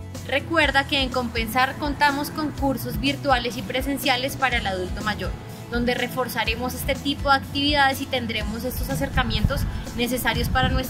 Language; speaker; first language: Spanish; native; Spanish